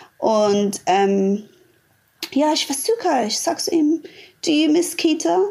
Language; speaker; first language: German; non-native, fluent; English